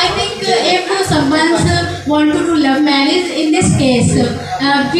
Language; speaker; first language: English; non-native, learner; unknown